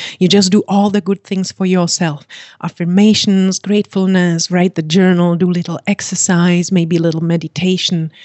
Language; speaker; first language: English; non-native, fluent; Czech